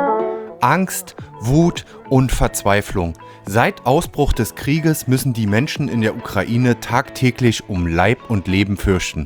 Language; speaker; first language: German; native; German